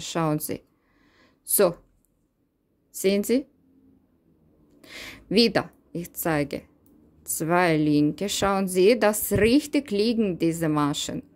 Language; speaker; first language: German; non-native, learner; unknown